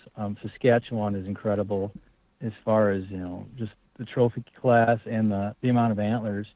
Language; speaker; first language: English; native; English